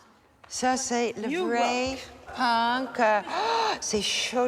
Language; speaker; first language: French; non-native, learner; English